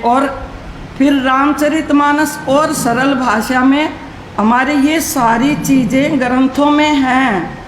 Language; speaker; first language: Hindi; native; Hindi